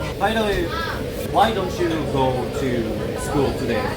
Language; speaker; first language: English; non-native, learner; Korean